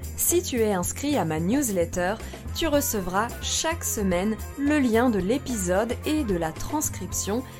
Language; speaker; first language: French; native; French